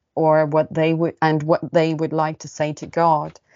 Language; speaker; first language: English; early bilingual, other home language; Estonian